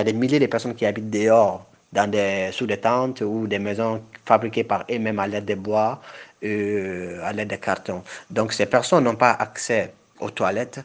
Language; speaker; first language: French; non-native, local second language; Bambara